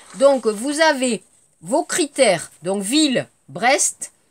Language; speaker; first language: French; native; French